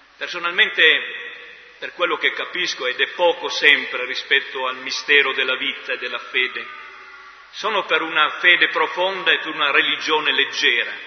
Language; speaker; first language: Italian; native; Italian